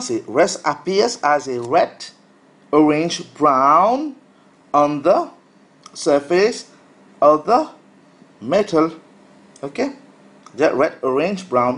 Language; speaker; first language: English; non-native, local second language; Morisyen